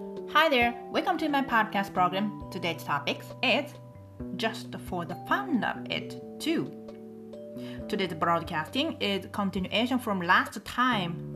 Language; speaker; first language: English; non-native, learner; Japanese